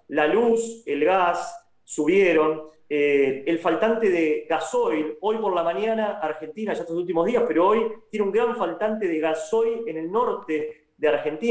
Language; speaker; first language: Spanish; native; Spanish